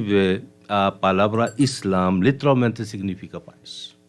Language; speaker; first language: Portuguese; non-native, fluent; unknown